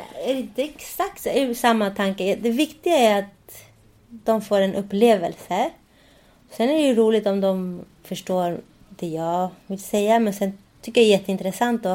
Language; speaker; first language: Swedish; early bilingual, other home language; Spanish